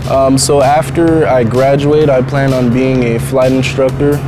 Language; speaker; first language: English; native; English